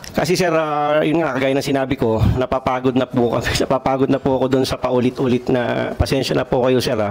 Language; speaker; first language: Filipino; non-native, local second language; Cebuano